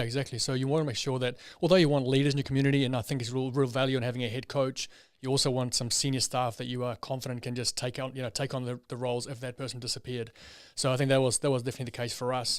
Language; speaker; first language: English; native; English